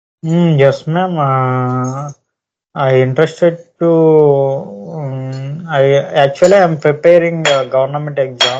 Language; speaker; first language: English; non-native, learner; Telugu